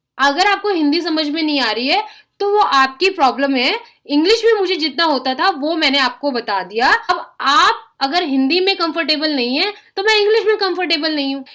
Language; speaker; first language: Hindi; native; Hindi